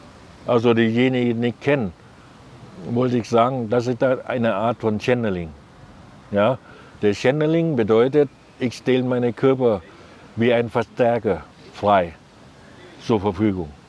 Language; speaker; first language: German; non-native, learner; Thai